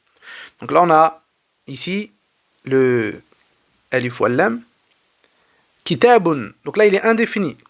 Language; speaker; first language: French; native; French